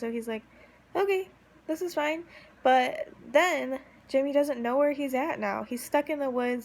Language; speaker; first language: English; native; English